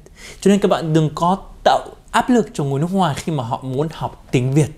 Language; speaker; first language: Vietnamese; non-native, fluent; Arabic